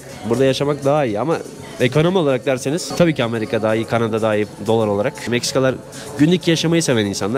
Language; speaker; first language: Turkish; native; Turkish